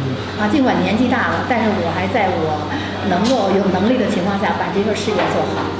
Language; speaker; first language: Chinese; native; Chinese